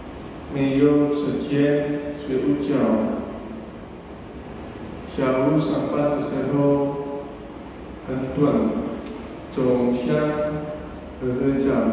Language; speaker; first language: Chinese; non-native, learner; Indonesian